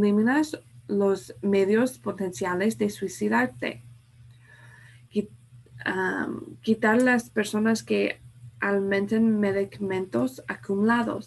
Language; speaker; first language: Spanish; non-native, fluent; English